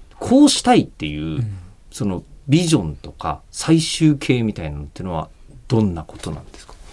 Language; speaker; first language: Japanese; native; Japanese